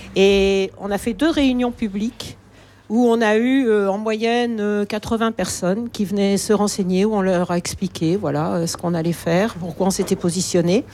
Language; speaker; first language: French; native; French